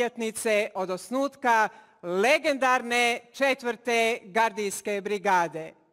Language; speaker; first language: Bosnian; native; Bosnian